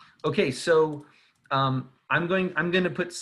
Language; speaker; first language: English; native; English